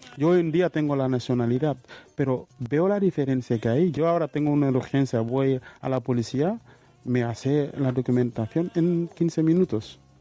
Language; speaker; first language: Spanish; non-native, fluent; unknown